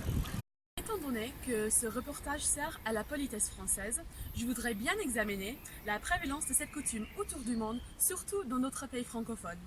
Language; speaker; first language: French; non-native, fluent; English